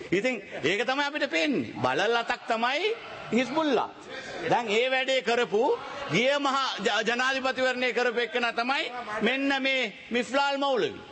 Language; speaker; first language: Sinhala; non-native, local second language; Tamil